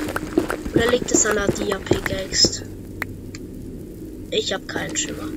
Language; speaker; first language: German; native; German